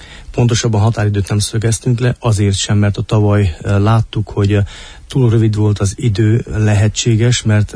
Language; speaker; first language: Hungarian; native; Hungarian